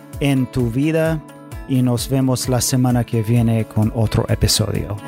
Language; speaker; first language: Spanish; non-native, fluent; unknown